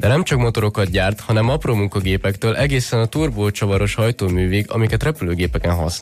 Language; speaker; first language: Hungarian; native; Hungarian